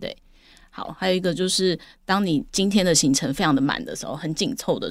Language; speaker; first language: Chinese; native; Chinese